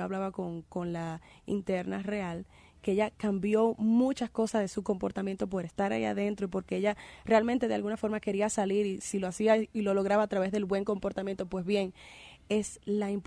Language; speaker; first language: Spanish; native; Spanish